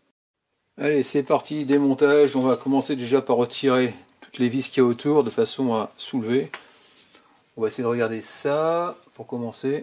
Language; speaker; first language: French; native; French